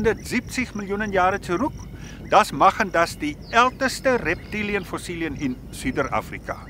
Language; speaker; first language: German; non-native, fluent; Afrikaans